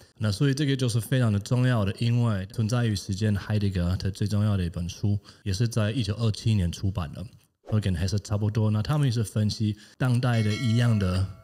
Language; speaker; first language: Chinese; non-native, fluent; German